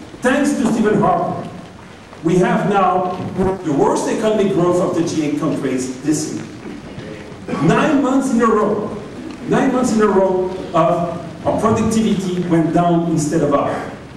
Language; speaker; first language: English; non-native, fluent; French